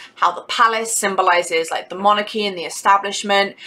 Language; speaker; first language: English; native; English